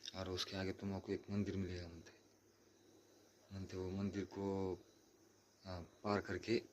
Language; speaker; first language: Hindi; non-native, local second language; Marathi